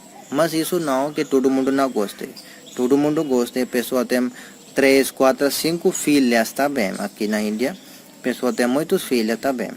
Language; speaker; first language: Portuguese; non-native, learner; Hindi